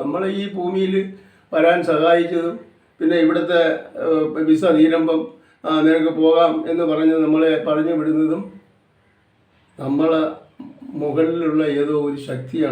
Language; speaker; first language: Malayalam; native; Malayalam